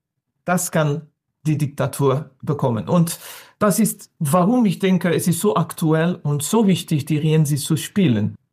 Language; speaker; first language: German; non-native, learner; French